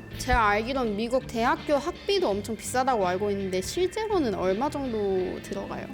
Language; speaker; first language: Korean; native; Korean